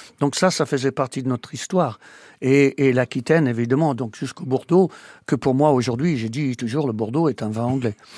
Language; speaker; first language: French; non-native, fluent; English